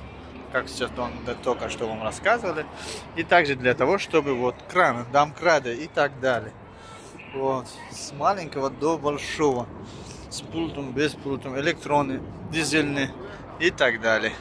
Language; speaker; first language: Russian; non-native, learner; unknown